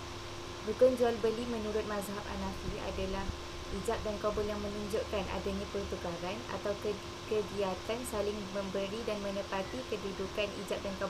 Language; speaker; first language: Malay; native; Malay